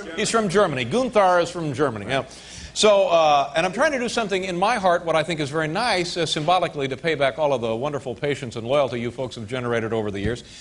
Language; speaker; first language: English; native; English